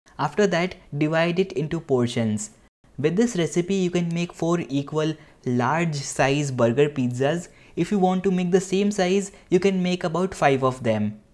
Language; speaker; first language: English; non-native, local second language; Hindi